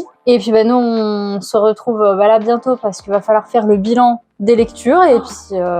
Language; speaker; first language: French; native; French